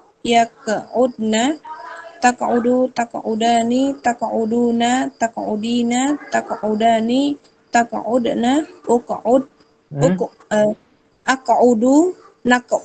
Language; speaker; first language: Arabic; non-native, learner; Indonesian